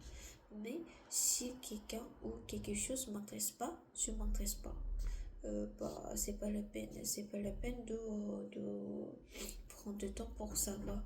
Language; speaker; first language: French; non-native, learner; Korean